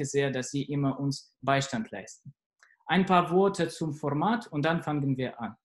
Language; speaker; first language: German; non-native, fluent; Russian